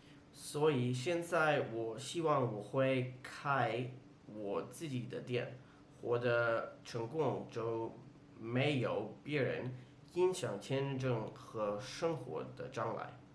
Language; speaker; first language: Chinese; non-native, fluent; English